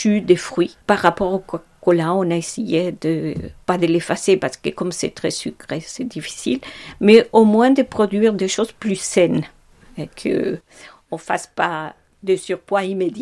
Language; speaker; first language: French; non-native, fluent; Spanish